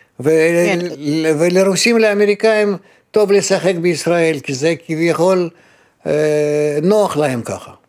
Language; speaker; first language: Hebrew; non-native, fluent; Russian